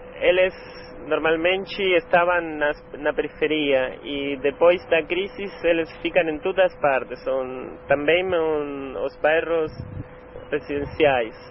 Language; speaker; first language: Portuguese; non-native, learner; Spanish